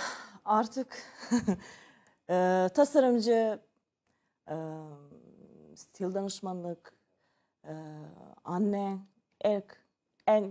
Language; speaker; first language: Turkish; non-native, learner; Serbian